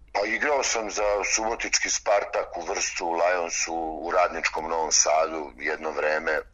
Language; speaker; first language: Serbian; native; Serbian